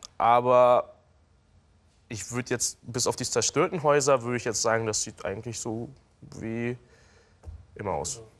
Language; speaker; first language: German; early bilingual, other home language; Filipino